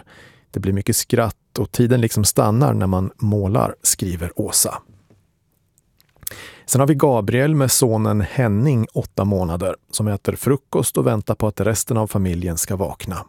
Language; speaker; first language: Swedish; native; Swedish